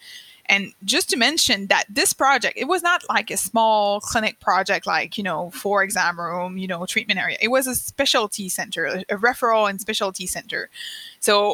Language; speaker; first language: English; non-native, fluent; French